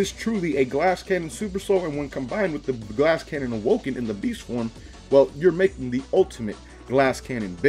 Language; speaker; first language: English; native; English